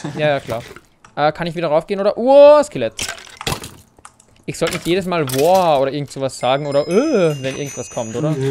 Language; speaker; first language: German; native; German